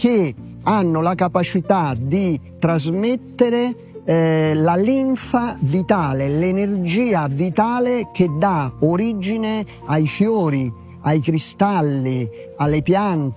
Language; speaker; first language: Italian; native; Italian